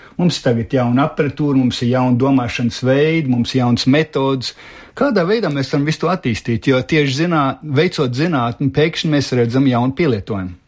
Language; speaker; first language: Latvian; early bilingual, heritage; Latvian